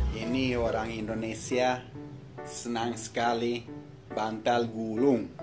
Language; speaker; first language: Indonesian; non-native, fluent; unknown